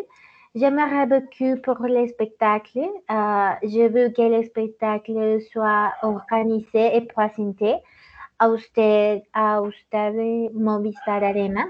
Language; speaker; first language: French; non-native, learner; Spanish